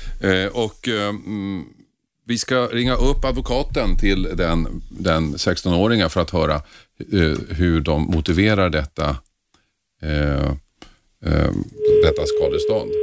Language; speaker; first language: Swedish; native; Swedish